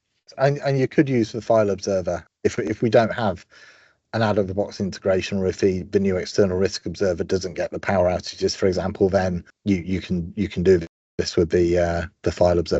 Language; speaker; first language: English; native; English